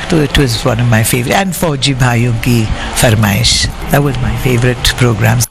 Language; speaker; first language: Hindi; non-native, local second language; Tamil